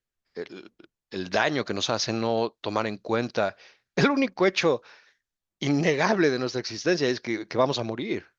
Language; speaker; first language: Spanish; native; Spanish